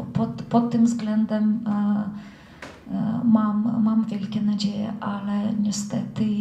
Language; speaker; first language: Polish; non-native, fluent; Russian